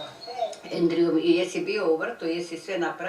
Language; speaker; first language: Croatian; native; Croatian